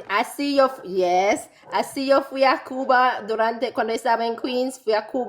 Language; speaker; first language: Spanish; non-native, fluent; English